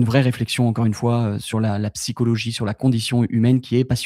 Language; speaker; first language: French; native; French